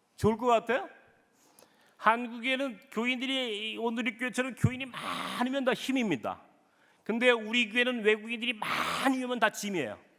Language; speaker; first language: Korean; native; Korean